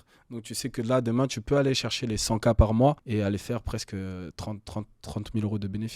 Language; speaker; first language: French; native; French